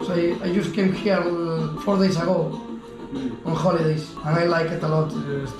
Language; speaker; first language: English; non-native, learner; Spanish